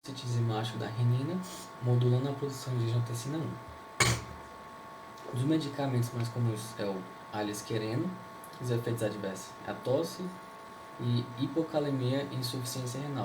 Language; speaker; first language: Portuguese; native; Portuguese